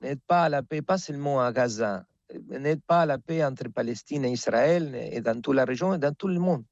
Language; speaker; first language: French; non-native, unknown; Spanish